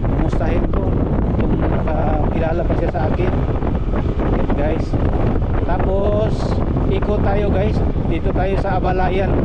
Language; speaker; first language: Filipino; non-native, local second language; Cebuano